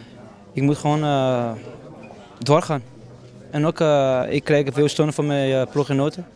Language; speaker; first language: Dutch; non-native, fluent; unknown